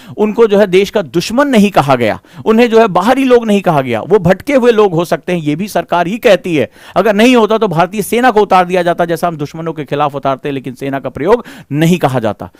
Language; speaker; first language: Hindi; native; Hindi